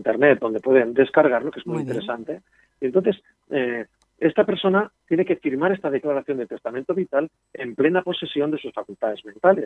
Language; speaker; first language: Spanish; native; Spanish